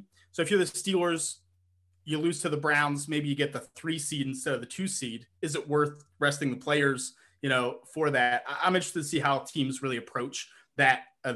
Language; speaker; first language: English; native; English